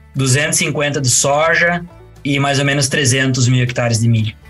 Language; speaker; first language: Portuguese; native; Portuguese